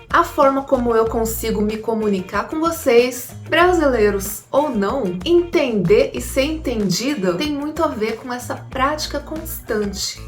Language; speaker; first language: Portuguese; native; Portuguese